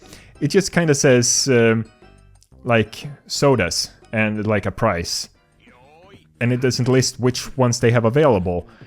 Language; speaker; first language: English; non-native, fluent; Swedish